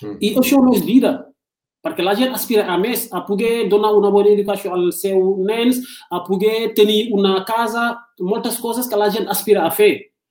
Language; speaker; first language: Catalan; non-native, fluent; Wolof